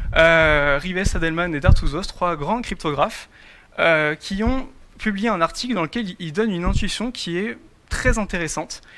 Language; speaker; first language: French; native; French